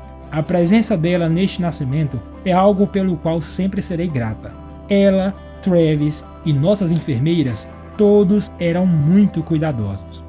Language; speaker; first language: Portuguese; native; Portuguese